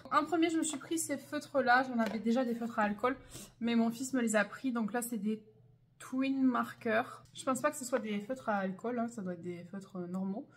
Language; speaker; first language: French; native; French